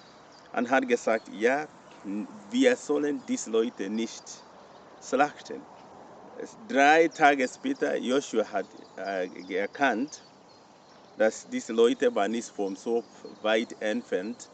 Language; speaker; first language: German; non-native, fluent; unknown